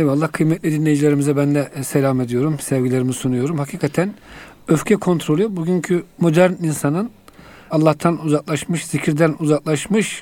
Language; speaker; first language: Turkish; native; Turkish